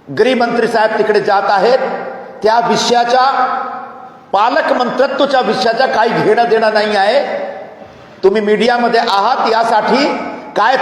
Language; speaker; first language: Hindi; native; Hindi